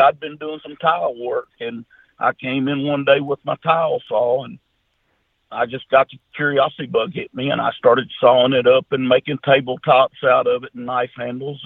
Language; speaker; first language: English; native; English